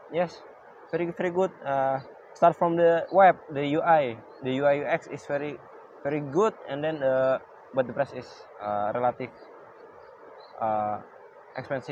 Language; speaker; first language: English; non-native, learner; Indonesian